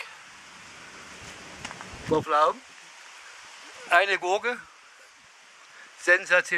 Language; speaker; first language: German; native; German